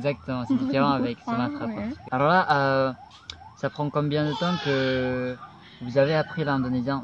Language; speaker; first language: French; non-native, learner; Indonesian